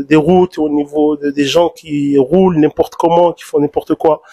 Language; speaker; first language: French; non-native, local second language; Arabic